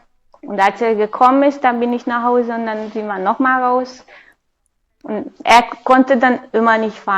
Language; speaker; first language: German; non-native, fluent; Hungarian